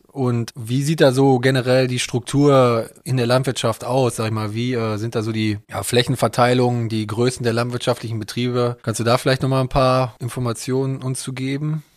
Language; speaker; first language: German; native; German